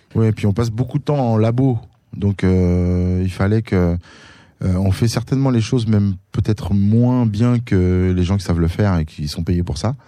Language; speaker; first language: French; native; French